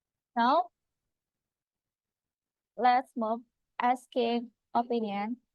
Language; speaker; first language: English; non-native, fluent; Indonesian